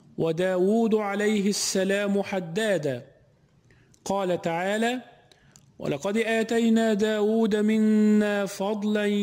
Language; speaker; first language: Arabic; native; Arabic